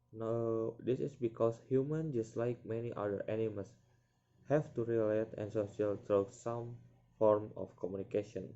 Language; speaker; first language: English; non-native, learner; Indonesian